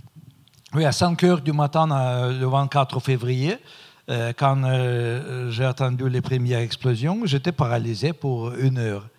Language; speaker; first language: French; non-native, fluent; Russian